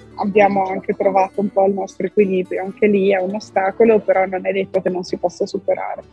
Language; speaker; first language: Italian; native; Italian